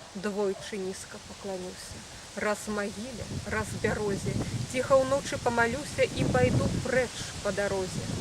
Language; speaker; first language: Belarusian; native; Belarusian